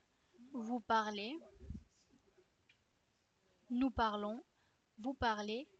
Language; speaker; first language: French; non-native, fluent; Spanish